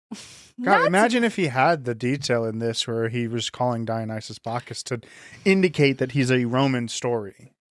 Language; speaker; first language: English; native; English